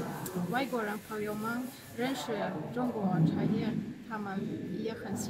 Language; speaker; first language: Chinese; non-native, learner; Russian